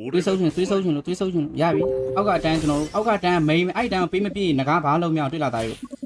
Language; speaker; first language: Burmese; native; Burmese